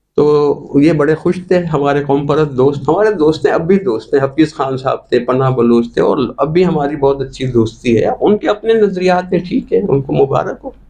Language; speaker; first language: Urdu; native; Urdu